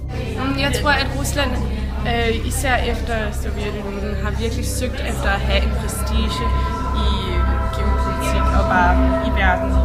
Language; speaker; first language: Danish; native; Danish